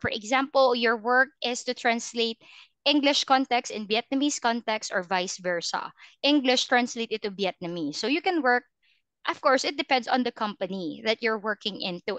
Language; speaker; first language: English; non-native, fluent; Filipino